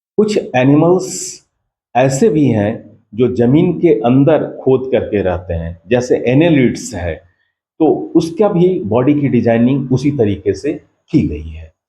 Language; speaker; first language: Hindi; native; Hindi